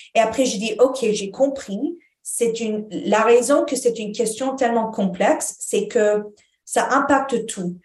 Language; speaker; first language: French; non-native, fluent; Arabic